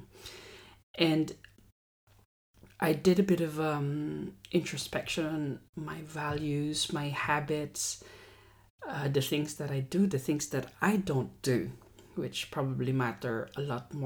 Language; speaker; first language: English; non-native, local second language; Pampanga